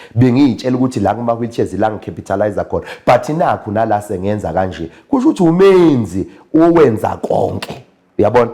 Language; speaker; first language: Zulu; native; Zulu